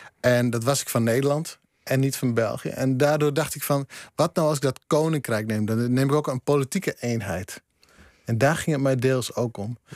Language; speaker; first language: Dutch; non-native, local second language; Western Frisian